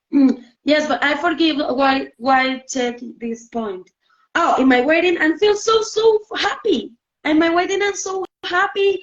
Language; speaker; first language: English; non-native, learner; Spanish